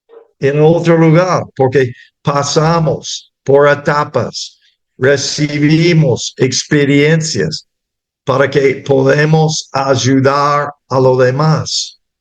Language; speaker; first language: Spanish; non-native, fluent; English